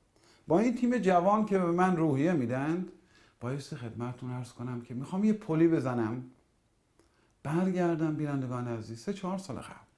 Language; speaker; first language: Persian; native; Persian